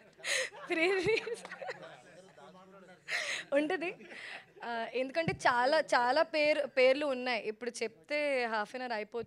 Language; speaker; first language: Telugu; non-native, learner; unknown